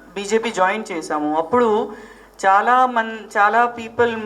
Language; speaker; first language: Telugu; non-native, learner; Gujarati